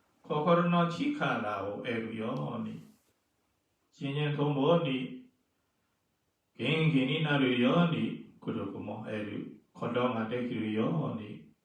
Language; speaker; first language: Japanese; non-native, fluent; Burmese